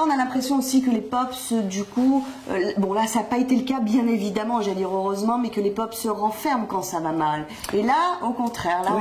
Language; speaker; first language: French; native; French